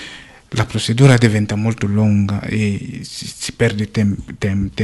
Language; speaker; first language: Italian; non-native, fluent; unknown